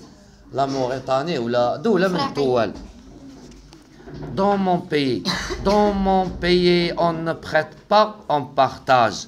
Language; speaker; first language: French; non-native, local second language; Arabic